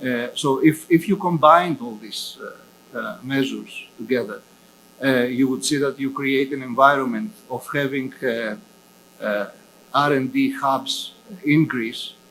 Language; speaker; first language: English; non-native, fluent; Greek